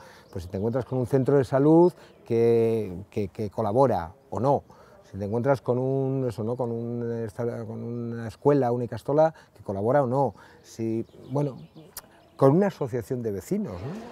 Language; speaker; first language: Spanish; native; Spanish